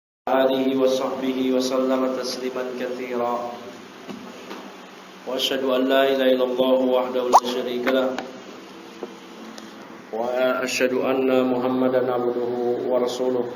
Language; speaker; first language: Arabic; non-native, fluent; Indonesian